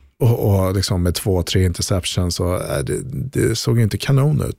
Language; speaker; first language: Swedish; native; Swedish